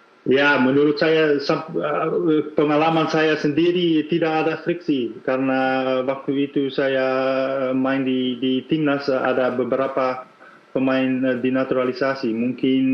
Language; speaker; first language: Indonesian; non-native, fluent; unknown